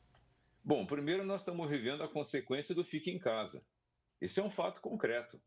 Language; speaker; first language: Portuguese; native; Portuguese